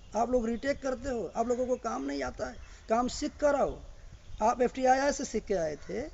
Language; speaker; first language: Hindi; native; Hindi